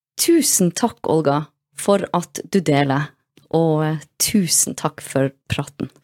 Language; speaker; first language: Norwegian; native; Norwegian